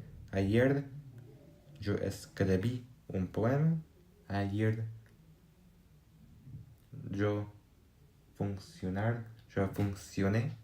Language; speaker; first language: Spanish; non-native, learner; English